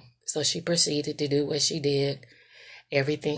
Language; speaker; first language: English; native; English